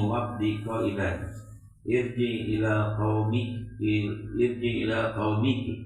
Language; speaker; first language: Arabic; non-native, learner; Indonesian